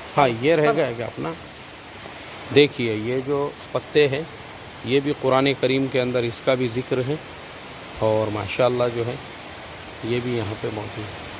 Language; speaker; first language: Hindi; native; Hindi